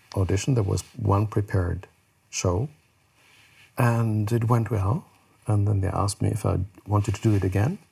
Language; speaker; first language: English; non-native, fluent; German